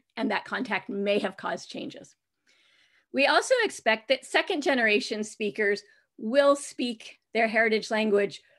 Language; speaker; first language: English; native; English